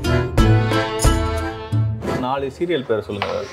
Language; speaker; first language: Tamil; native; Tamil